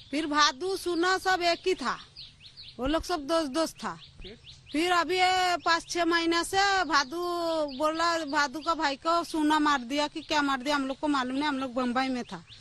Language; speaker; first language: Hindi; non-native, local second language; Bangla